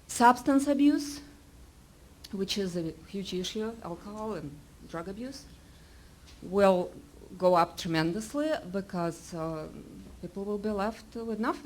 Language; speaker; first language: English; non-native, fluent; Russian